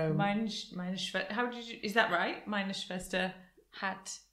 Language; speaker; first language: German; non-native, learner; English